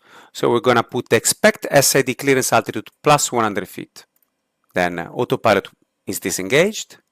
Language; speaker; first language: English; non-native, fluent; Italian